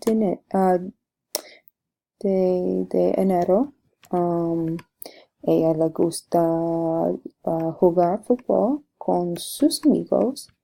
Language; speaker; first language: Spanish; non-native, learner; English